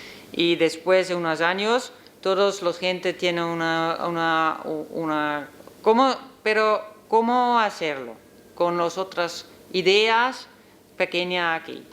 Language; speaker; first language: Spanish; non-native, learner; Dutch